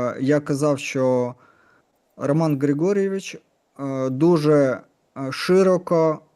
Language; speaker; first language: Ukrainian; non-native, learner; Russian